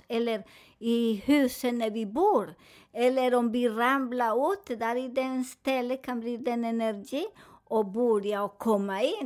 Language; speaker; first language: Swedish; non-native, fluent; Spanish